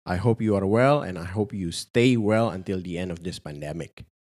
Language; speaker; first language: English; non-native, fluent; Indonesian